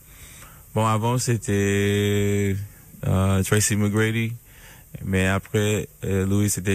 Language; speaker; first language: French; non-native, learner; English